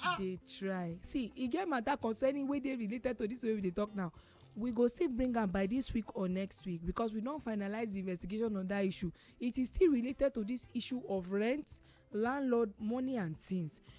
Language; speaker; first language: Nigerian Pidgin; native; Nigerian Pidgin